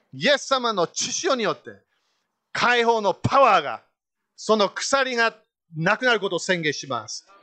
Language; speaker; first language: Japanese; native; Japanese